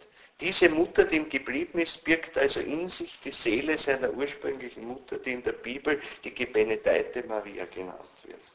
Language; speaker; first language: German; native; German